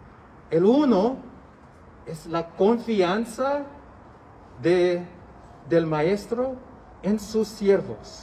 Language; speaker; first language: Spanish; non-native, learner; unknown